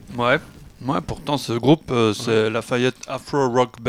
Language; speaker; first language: French; native; French